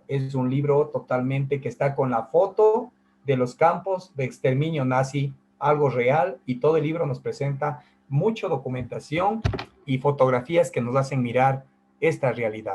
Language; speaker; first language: Spanish; native; Spanish